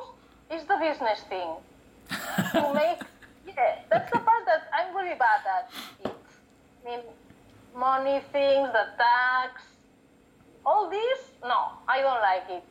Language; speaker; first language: English; non-native, fluent; Catalan